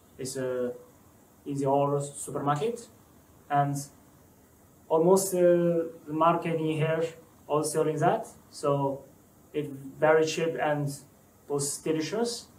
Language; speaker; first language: English; non-native, learner; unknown